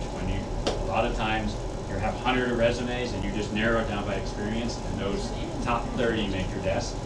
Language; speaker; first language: English; native; English